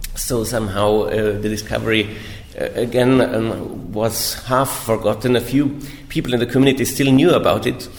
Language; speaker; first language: English; non-native, fluent; German